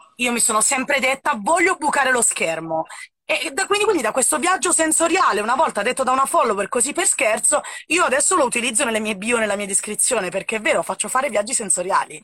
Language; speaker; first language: Italian; native; Italian